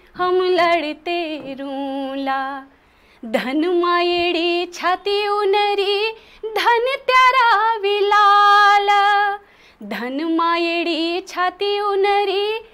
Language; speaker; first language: Hindi; native; Hindi